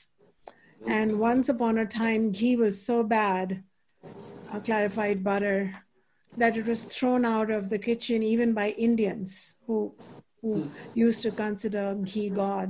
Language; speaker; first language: English; non-native, local second language; Hindi